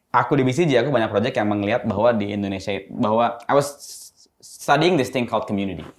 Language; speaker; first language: Indonesian; native; Indonesian